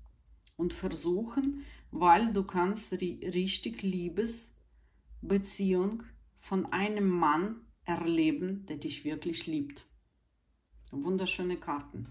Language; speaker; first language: German; non-native, fluent; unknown